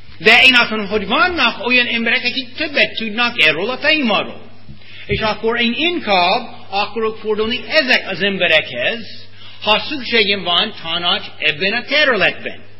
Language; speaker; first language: Hungarian; non-native, fluent; English